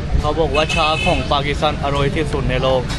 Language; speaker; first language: Thai; non-native, fluent; Urdu